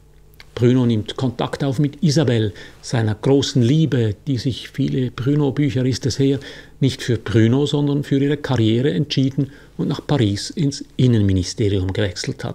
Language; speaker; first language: German; native; German